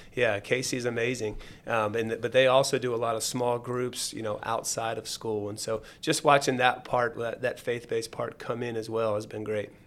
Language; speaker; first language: English; native; English